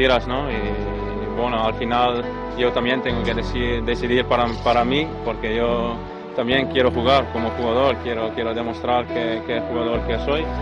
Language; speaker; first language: Spanish; non-native, learner; Dutch